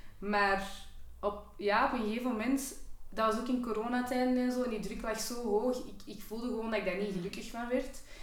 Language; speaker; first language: Dutch; native; Dutch